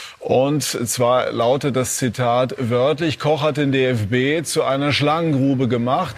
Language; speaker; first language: German; native; German